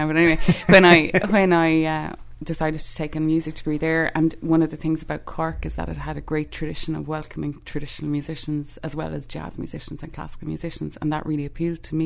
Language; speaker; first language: English; native; English